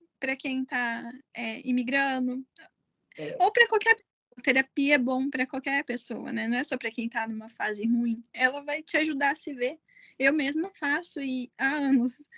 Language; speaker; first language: Portuguese; native; Portuguese